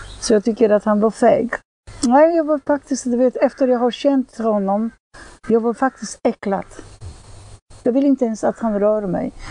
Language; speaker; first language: Swedish; non-native, fluent; Polish